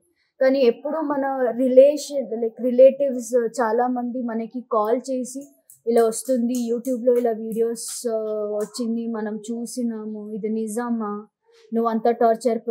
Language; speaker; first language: Telugu; non-native, local second language; Kannada